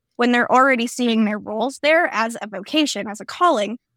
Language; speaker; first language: English; native; English